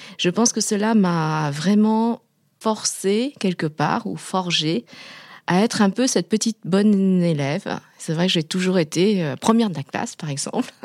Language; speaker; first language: French; early bilingual, other home language; Vietnamese